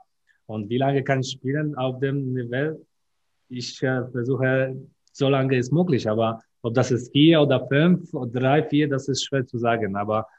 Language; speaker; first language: German; non-native, learner; Polish